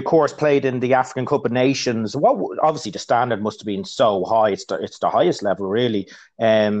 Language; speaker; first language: English; native; English